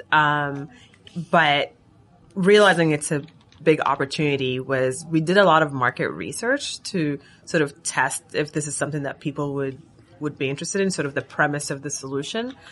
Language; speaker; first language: English; non-native, fluent; Arabic